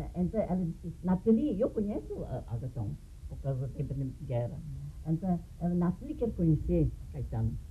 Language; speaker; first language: Portuguese; non-native, fluent; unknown